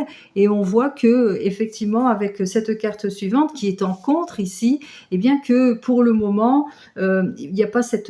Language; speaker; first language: French; native; French